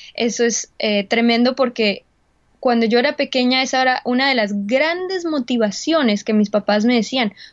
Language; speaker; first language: Spanish; early bilingual, heritage; Spanish